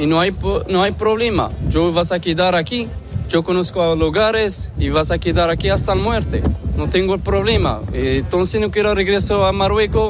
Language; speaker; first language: Spanish; non-native, learner; Arabic